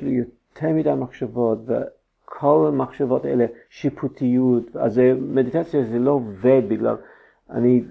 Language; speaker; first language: Hebrew; non-native, fluent; English